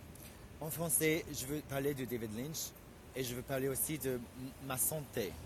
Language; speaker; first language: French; non-native, fluent; English